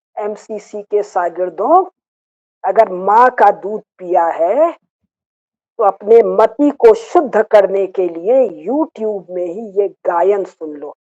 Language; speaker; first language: Hindi; native; Hindi